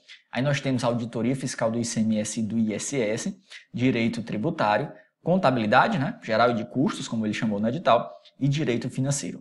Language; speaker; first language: Portuguese; native; Portuguese